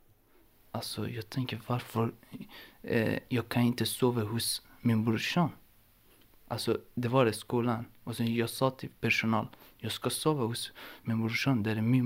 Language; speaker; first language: Swedish; non-native, learner; Persian